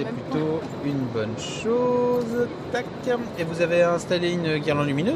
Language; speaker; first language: French; native; French